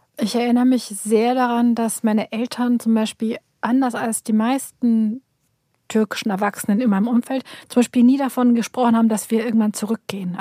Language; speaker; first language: German; early bilingual, other home language; Turkish